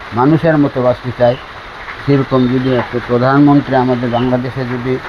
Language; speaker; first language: Bangla; non-native, local second language; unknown